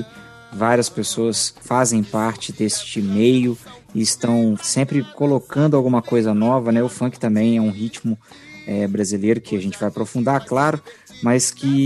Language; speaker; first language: Portuguese; native; Portuguese